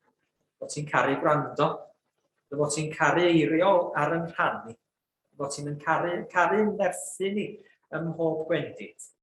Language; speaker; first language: Welsh; native; Welsh